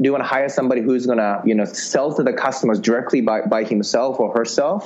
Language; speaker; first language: English; non-native, fluent; Japanese